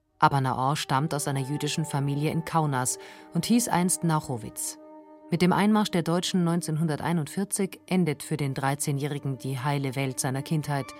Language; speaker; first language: German; native; German